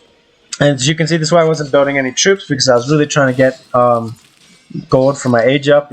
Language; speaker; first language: English; native; English